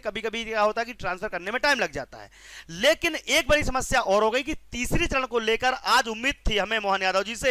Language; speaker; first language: Hindi; native; Hindi